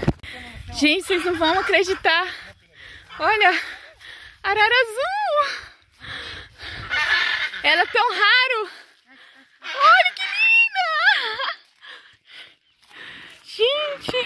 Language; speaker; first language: Portuguese; native; Portuguese